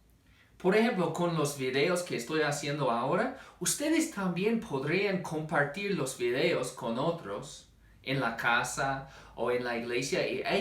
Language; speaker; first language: Spanish; non-native, fluent; English